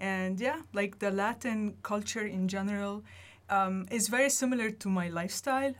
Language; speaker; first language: English; non-native, fluent; Arabic